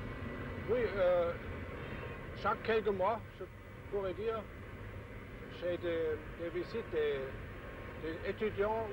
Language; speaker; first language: French; non-native, fluent; German